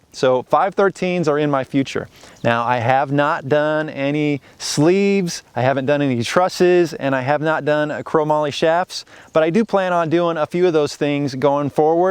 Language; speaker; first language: English; native; English